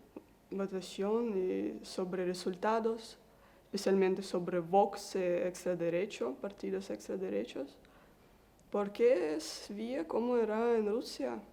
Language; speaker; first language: Spanish; non-native, learner; Russian